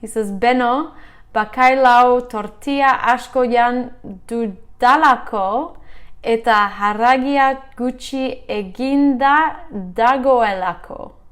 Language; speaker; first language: Basque; non-native, learner; English